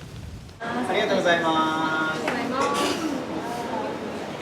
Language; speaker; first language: Japanese; native; Japanese